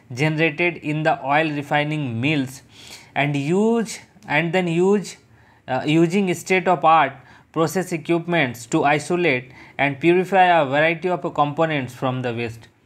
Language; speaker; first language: Hindi; native; Hindi